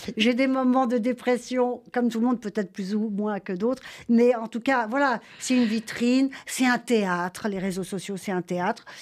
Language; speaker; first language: French; native; French